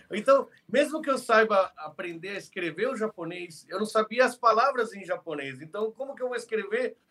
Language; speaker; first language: Portuguese; early bilingual, other home language; Spanish